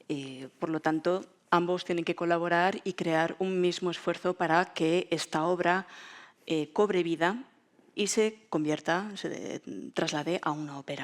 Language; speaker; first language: Spanish; native; Spanish